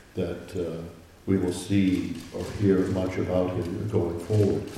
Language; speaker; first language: English; native; English